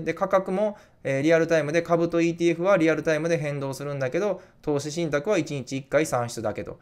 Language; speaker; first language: Japanese; native; Japanese